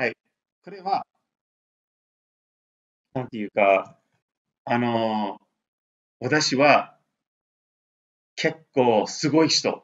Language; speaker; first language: Japanese; non-native, learner; English